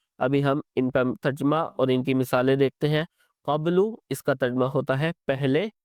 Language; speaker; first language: Urdu; native; Urdu